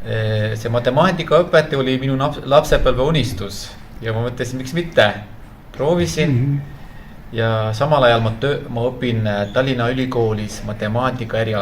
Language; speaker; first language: Estonian; non-native, fluent; Turkish